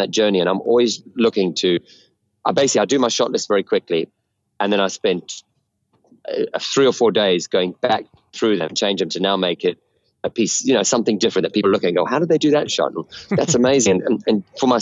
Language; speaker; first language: English; native; English